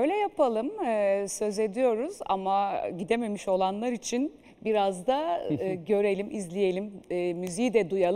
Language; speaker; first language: Turkish; native; Turkish